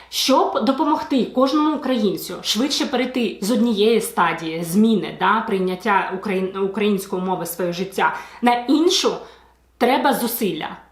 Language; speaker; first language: Ukrainian; non-native, local second language; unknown